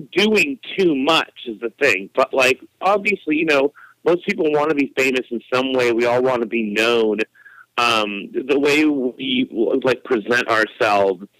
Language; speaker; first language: English; native; English